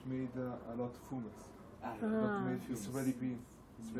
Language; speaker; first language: English; non-native, learner; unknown